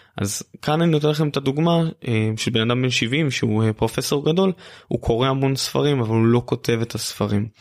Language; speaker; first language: Hebrew; native; Hebrew